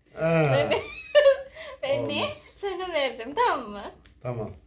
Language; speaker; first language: Turkish; non-native, learner; Indonesian